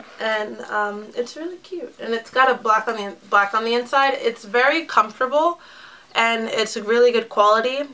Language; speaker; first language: English; native; English